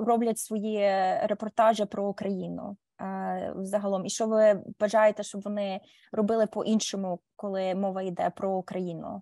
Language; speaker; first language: Ukrainian; early bilingual, heritage; Ukrainian